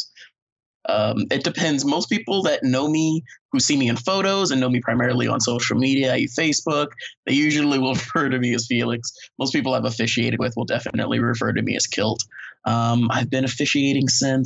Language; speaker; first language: English; native; English